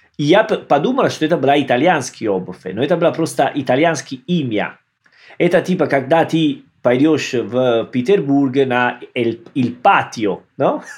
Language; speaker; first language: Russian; non-native, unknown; Italian